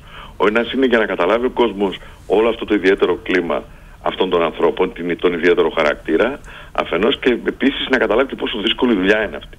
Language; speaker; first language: Greek; native; Greek